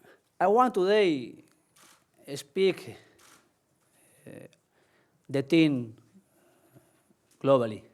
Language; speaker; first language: English; non-native, learner; Spanish